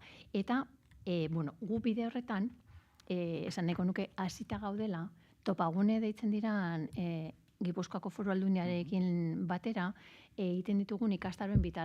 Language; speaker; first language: Basque; native; Basque